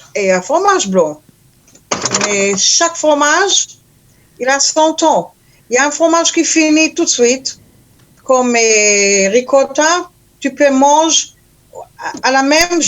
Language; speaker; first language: French; non-native, learner; Hebrew